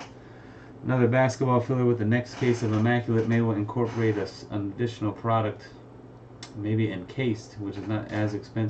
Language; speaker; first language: English; native; English